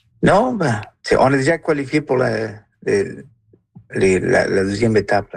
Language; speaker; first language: French; non-native, fluent; Spanish